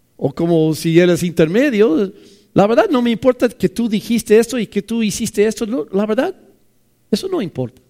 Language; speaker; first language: Spanish; non-native, fluent; English